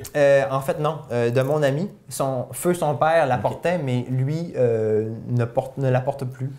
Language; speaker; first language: French; native; French